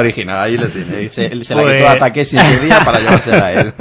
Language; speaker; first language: Spanish; native; Spanish